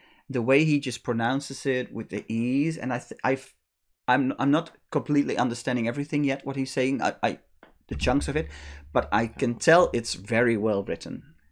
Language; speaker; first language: English; non-native, fluent; Dutch